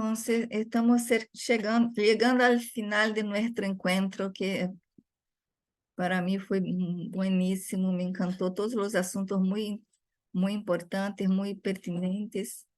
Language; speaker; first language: Spanish; non-native, fluent; Portuguese